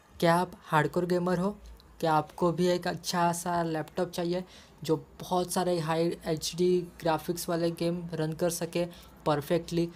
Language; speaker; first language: Hindi; non-native, local second language; Marathi